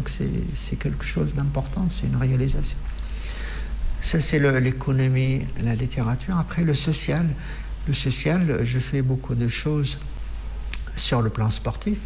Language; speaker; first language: French; non-native, fluent; Arabic